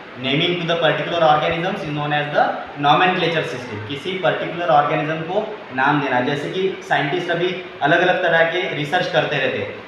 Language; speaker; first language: Hindi; non-native, local second language; Marathi